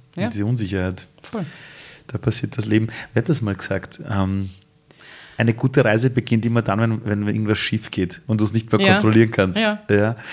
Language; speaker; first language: German; early bilingual, other home language; Persian